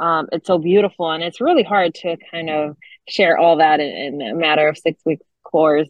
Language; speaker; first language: English; non-native, fluent; Spanish